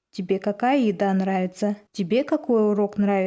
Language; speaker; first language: Russian; non-native, local second language; Kazakh